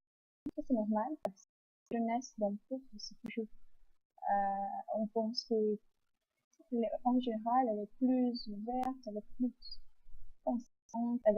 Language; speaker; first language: French; non-native, fluent; Portuguese